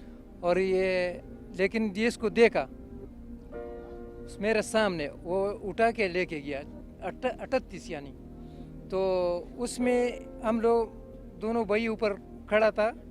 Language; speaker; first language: Hindi; non-native, local second language; Pashto